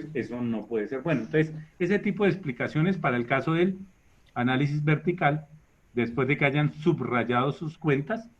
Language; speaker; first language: Spanish; native; Spanish